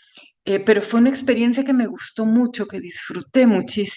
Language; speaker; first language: Spanish; native; Spanish